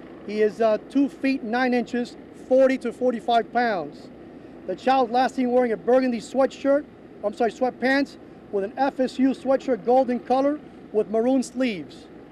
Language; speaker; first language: English; early bilingual, other home language; Spanish